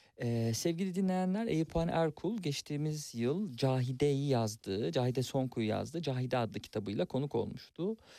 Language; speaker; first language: Turkish; native; Turkish